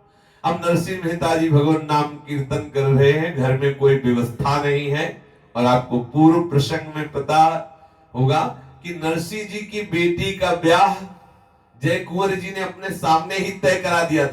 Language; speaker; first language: Hindi; native; Hindi